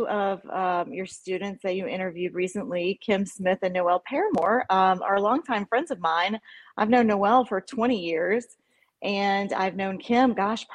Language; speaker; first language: English; native; English